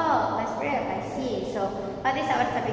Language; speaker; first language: English; non-native, learner; Indonesian